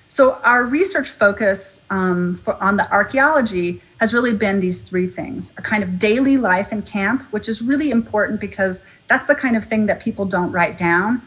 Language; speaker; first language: English; native; English